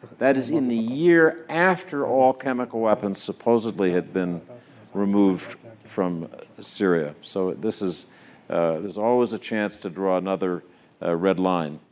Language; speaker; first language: English; native; English